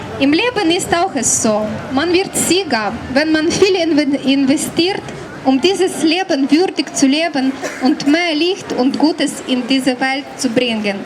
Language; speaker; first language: German; non-native, learner; Ukrainian